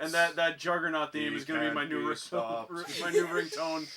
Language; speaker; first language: English; native; English